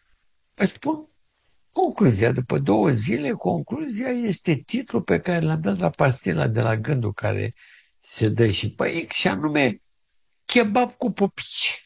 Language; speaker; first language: Romanian; native; Romanian